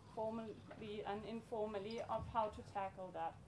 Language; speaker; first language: English; non-native, fluent; Danish